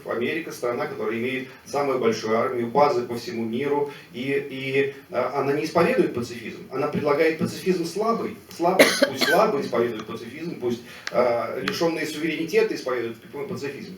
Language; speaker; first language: Russian; native; Russian